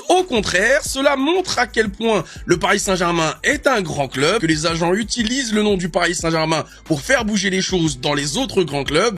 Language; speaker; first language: French; native; French